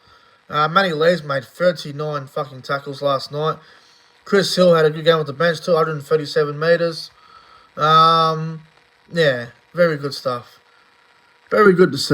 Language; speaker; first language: English; native; English